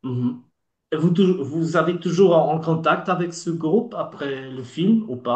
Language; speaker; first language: French; non-native, learner; Polish